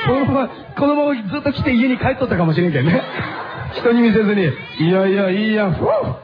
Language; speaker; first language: Japanese; native; Japanese